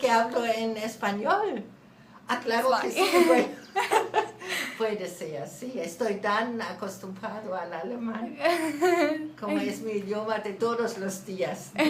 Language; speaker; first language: Spanish; non-native, fluent; German